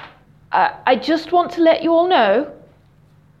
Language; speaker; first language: English; native; English